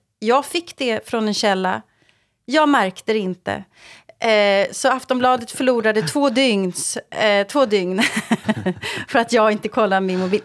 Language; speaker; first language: Swedish; native; Swedish